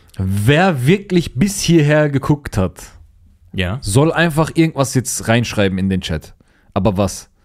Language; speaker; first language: German; early bilingual, other home language; Turkish